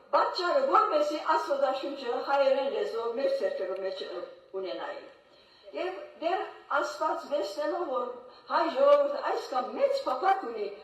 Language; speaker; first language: Armenian; native; Armenian